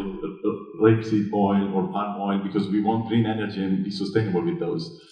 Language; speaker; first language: English; non-native, fluent; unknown